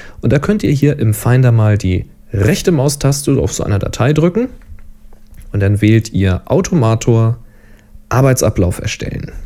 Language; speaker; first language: German; native; German